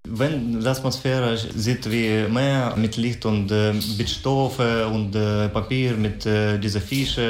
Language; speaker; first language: German; non-native, learner; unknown